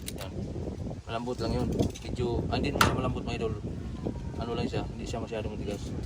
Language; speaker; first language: Filipino; non-native, local second language; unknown